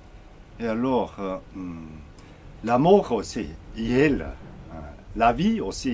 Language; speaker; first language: French; non-native, learner; Korean